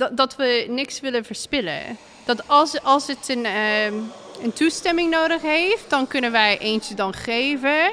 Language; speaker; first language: Dutch; non-native, fluent; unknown